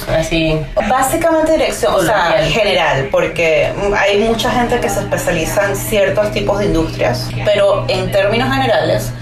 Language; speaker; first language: Spanish; native; Spanish